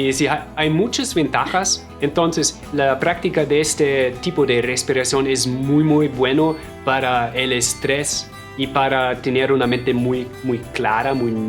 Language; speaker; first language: Spanish; non-native, fluent; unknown